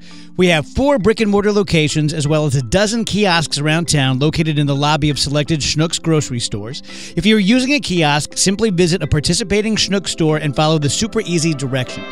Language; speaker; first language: English; native; English